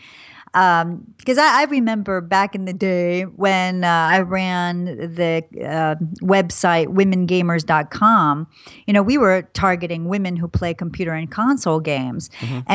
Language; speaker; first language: English; native; English